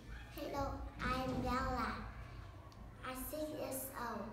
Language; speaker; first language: English; non-native, learner; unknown